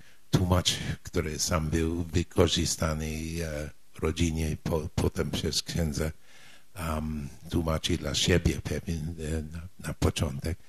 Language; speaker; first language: Polish; non-native, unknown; English